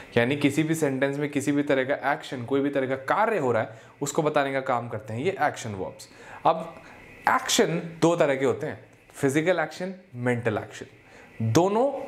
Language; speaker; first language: Hindi; native; Hindi